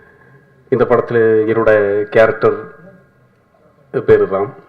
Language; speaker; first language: Tamil; non-native, learner; Malayalam